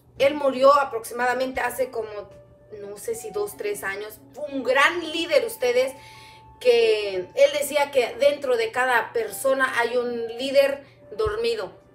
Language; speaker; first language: Spanish; non-native, local second language; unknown